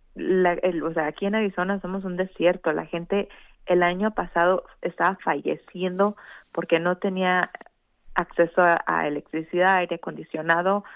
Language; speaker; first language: Spanish; native; Spanish